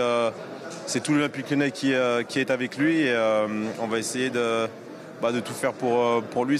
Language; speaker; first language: French; native; French